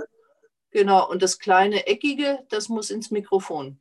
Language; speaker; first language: German; native; German